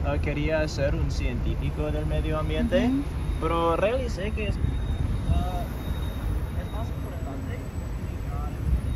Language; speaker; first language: Spanish; non-native, learner; English